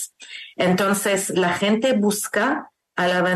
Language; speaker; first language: Spanish; non-native, learner; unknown